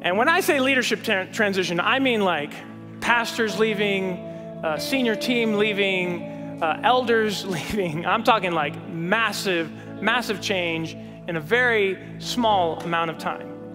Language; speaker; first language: English; early bilingual, heritage; English